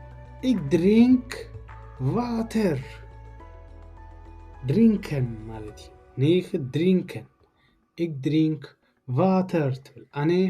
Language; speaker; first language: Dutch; non-native, learner; Tigrinya